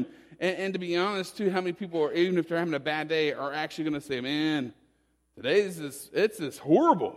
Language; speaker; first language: English; native; English